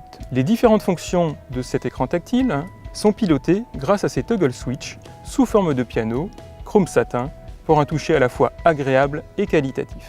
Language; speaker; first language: French; native; French